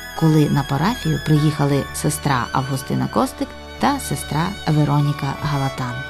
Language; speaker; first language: Ukrainian; native; Ukrainian